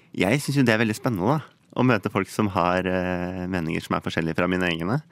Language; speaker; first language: Norwegian; native; Norwegian